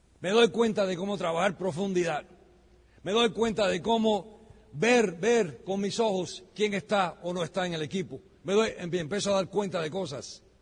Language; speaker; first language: Spanish; early bilingual, heritage; Spanish